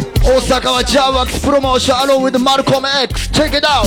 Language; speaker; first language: English; non-native, fluent; Japanese